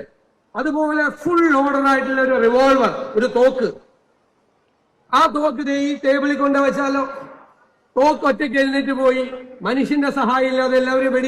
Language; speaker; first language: Malayalam; native; Malayalam